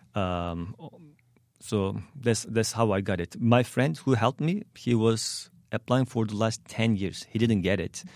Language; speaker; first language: English; non-native, fluent; Turkish